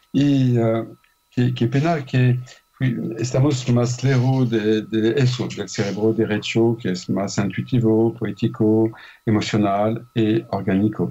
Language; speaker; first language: Spanish; non-native, fluent; French